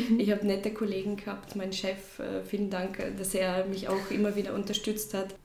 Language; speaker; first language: German; non-native, fluent; Russian